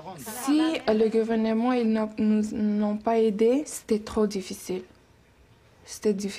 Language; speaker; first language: French; non-native, learner; Persian